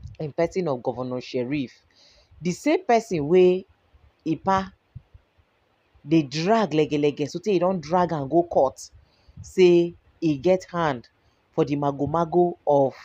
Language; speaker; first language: Nigerian Pidgin; native; Nigerian Pidgin